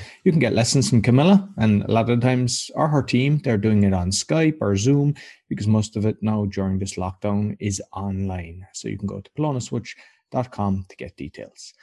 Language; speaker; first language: English; native; English